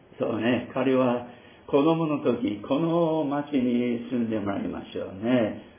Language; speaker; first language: Japanese; non-native, fluent; English